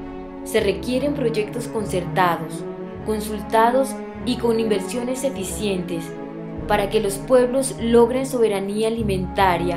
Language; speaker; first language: Spanish; native; Spanish